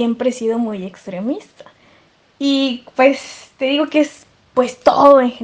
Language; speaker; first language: Spanish; native; Spanish